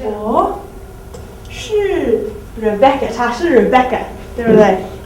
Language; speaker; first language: Chinese; non-native, fluent; English